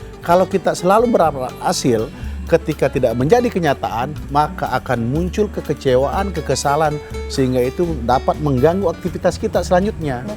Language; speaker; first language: Indonesian; non-native, local second language; Balinese